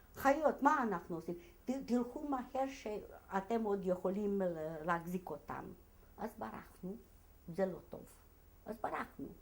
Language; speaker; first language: Hebrew; non-native, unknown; Hungarian